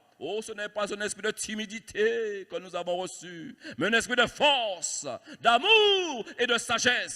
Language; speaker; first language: French; native; French